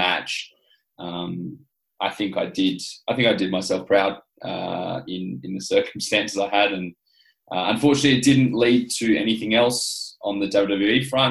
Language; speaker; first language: English; native; English